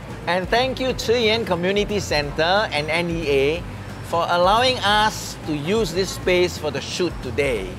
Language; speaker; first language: English; non-native, local second language; Chinese